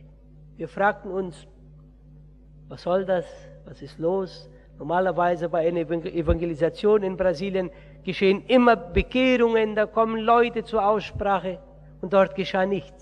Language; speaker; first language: German; early bilingual, heritage; Portuguese